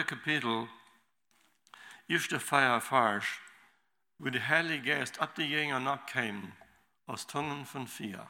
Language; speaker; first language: German; non-native, learner; Low German